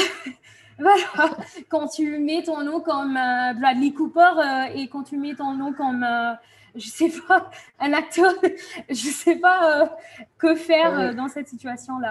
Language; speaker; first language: French; non-native, fluent; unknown